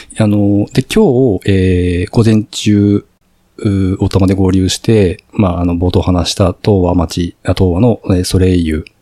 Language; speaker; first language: Japanese; native; Japanese